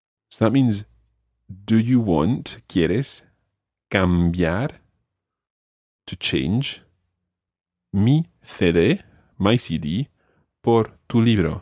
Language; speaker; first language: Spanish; non-native, fluent; English